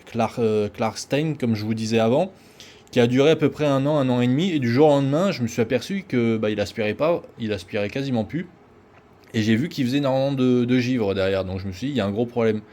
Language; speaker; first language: French; native; French